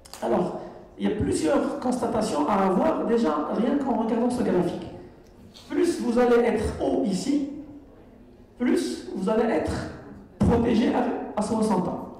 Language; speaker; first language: French; non-native, local second language; Arabic